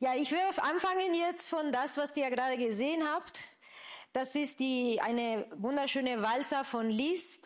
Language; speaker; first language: German; non-native, fluent; Spanish